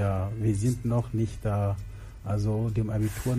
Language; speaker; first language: German; non-native, fluent; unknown